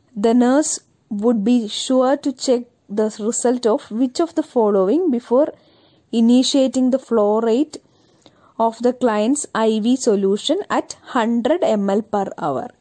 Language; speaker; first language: English; non-native, local second language; Malayalam